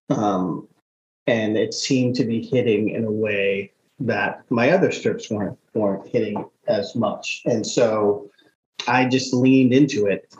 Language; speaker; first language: English; native; English